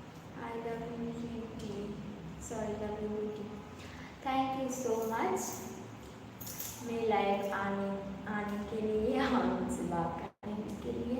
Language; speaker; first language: Hindi; non-native, local second language; Bangla